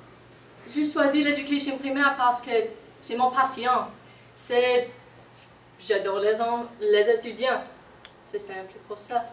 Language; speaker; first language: French; non-native, learner; English